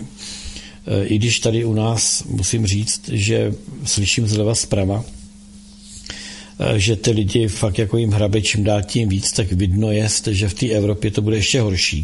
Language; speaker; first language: Czech; native; Czech